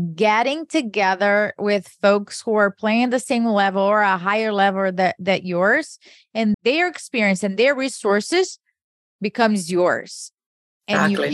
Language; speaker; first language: English; early bilingual, other home language; Portuguese